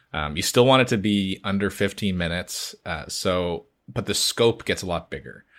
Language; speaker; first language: English; native; English